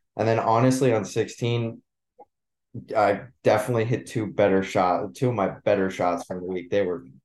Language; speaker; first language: English; native; English